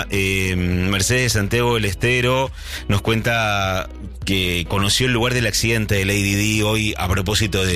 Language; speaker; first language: Spanish; native; Spanish